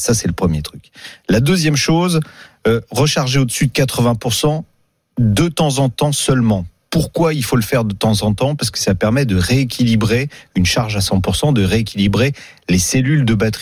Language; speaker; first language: French; native; French